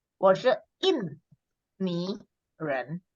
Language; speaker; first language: Chinese; non-native, fluent; Indonesian